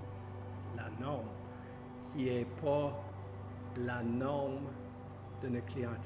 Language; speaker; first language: French; native; French